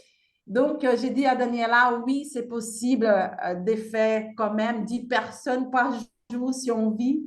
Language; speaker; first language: French; non-native, fluent; Portuguese